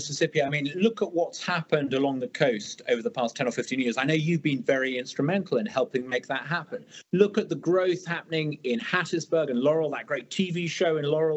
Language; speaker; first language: English; native; English